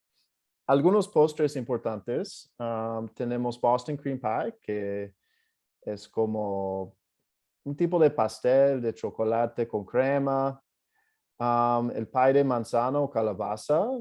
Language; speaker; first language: Spanish; non-native, fluent; English